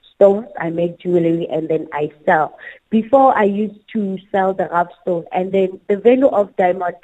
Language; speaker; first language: English; non-native, local second language; Southern Sotho